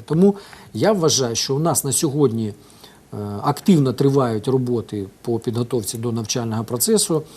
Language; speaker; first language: Ukrainian; native; Ukrainian